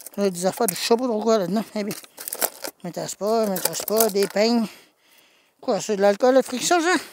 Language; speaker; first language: French; native; French